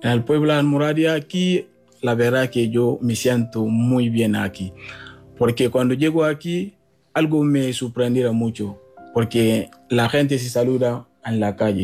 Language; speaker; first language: Spanish; non-native, fluent; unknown